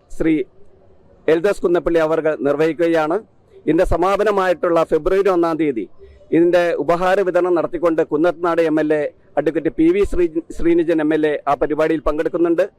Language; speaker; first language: Malayalam; native; Malayalam